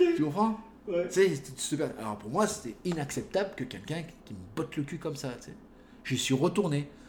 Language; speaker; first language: French; native; French